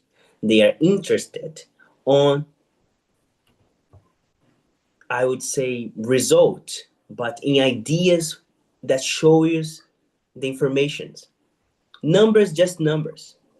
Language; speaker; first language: English; non-native, fluent; Portuguese